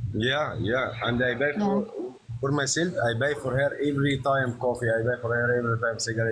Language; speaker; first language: English; non-native, learner; Arabic